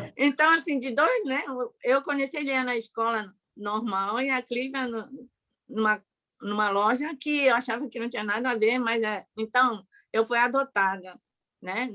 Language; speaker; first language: Portuguese; early bilingual, other home language; Japanese